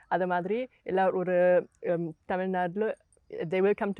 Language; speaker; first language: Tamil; non-native, learner; German